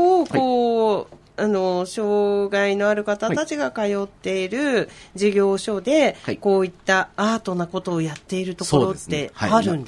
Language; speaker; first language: Japanese; native; Japanese